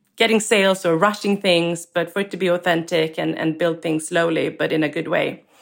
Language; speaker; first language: English; non-native, fluent; Swedish